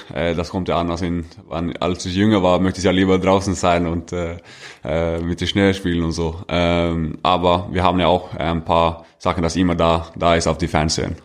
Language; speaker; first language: German; non-native, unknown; Norwegian